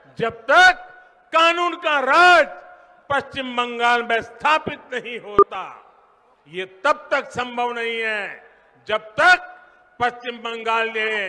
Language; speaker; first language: Hindi; non-native, local second language; Gujarati